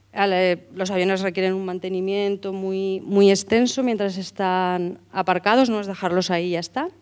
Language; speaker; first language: Spanish; native; Spanish